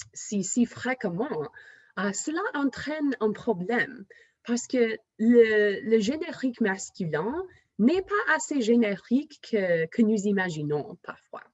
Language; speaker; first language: French; non-native, fluent; English